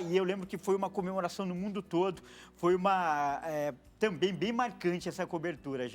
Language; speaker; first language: Portuguese; native; Portuguese